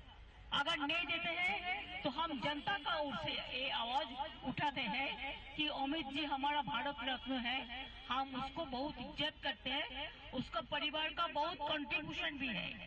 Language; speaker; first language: Hindi; non-native, local second language; Bangla